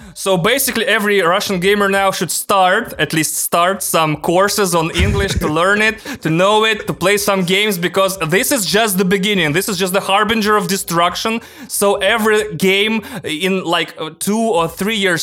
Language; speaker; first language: English; non-native, fluent; Russian